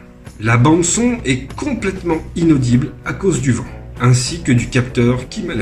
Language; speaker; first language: French; native; French